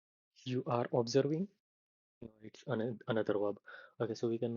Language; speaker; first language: English; non-native, fluent; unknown